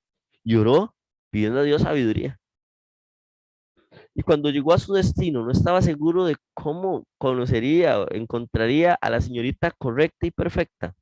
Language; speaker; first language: Spanish; native; Spanish